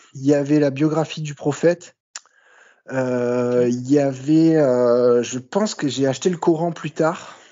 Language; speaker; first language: French; native; French